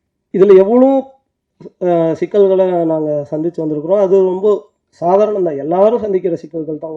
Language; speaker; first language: Tamil; native; Tamil